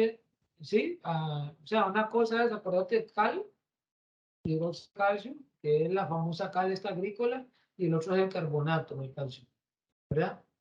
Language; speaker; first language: Spanish; native; Spanish